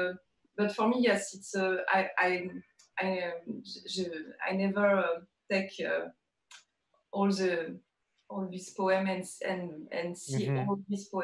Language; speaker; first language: English; non-native, learner; French